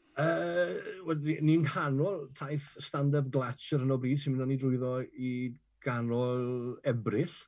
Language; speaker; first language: Welsh; native; Welsh